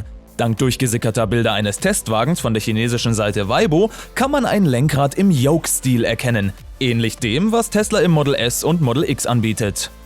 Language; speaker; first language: German; native; German